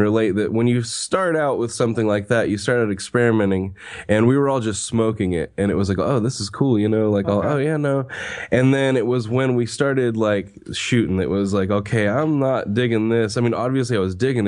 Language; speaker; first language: English; native; English